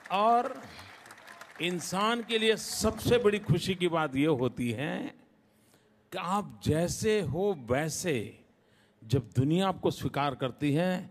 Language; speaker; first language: Hindi; non-native, local second language; Gujarati